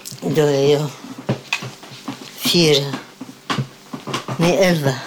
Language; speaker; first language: Swedish; non-native, fluent; Polish